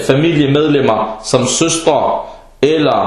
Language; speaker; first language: Danish; early bilingual, other home language; Arabic